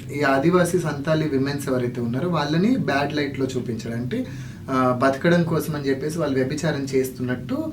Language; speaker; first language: Telugu; non-native, local second language; Lambadi